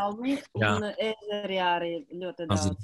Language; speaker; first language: Latvian; non-native, learner; Kazakh